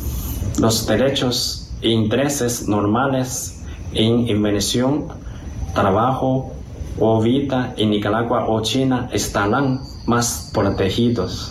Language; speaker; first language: Spanish; non-native, fluent; Chinese